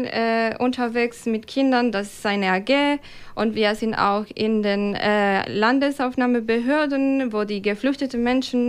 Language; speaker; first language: German; non-native, fluent; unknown